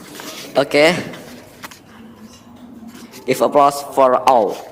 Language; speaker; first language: English; non-native, learner; Indonesian